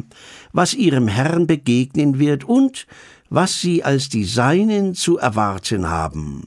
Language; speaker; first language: German; native; German